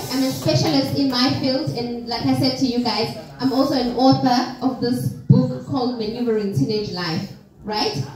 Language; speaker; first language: English; non-native, local second language; Swati